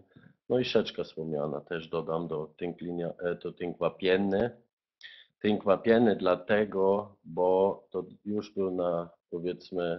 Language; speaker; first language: Polish; non-native, fluent; German